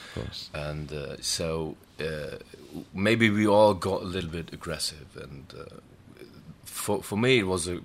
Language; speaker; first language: English; non-native, fluent; German